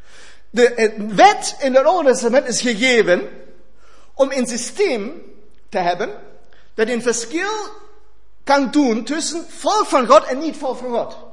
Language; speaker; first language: Dutch; non-native, fluent; German